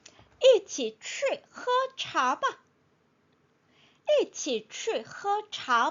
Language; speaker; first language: Chinese; non-native, fluent; Korean